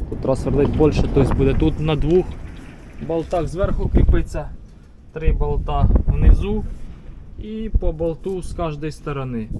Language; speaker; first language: Ukrainian; native; Ukrainian